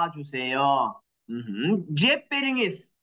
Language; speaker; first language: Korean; non-native, fluent; Kyrgyz